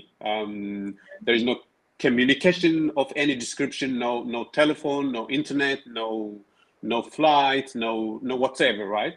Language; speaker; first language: English; non-native, fluent; Tigrinya